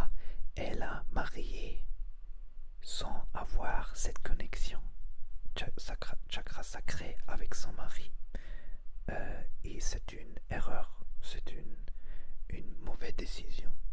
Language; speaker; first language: French; non-native, learner; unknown